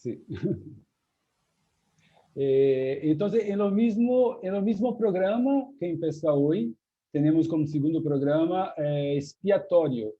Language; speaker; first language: Spanish; non-native, fluent; Portuguese